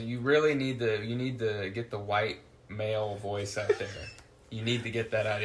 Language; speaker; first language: English; native; English